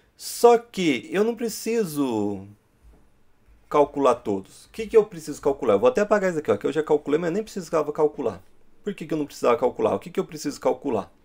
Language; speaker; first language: Portuguese; native; Portuguese